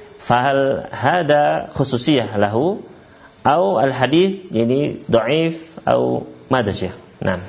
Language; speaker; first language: Arabic; non-native, fluent; Indonesian